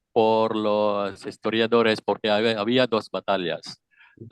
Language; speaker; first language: Spanish; non-native, fluent; Filipino